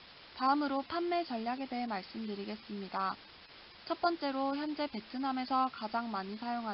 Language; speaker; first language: Korean; native; Korean